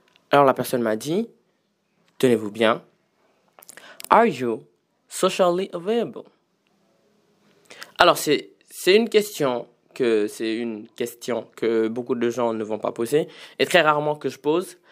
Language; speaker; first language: French; non-native, local second language; Wolof